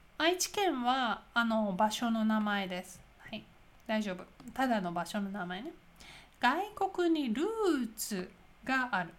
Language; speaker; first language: Japanese; native; Japanese